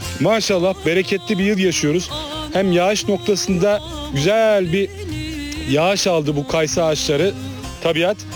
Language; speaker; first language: Turkish; native; Turkish